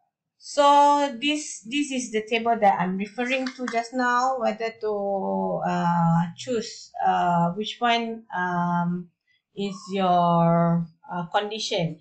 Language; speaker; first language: English; non-native, local second language; Malay